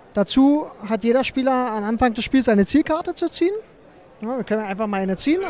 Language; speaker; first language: German; native; German